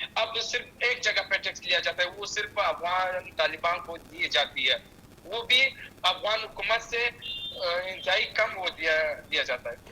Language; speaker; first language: Urdu; non-native, local second language; Pashto